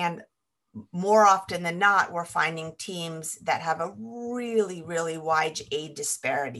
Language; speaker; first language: English; native; English